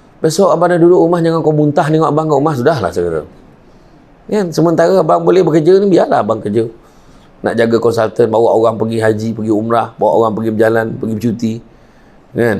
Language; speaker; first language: Malay; native; Malay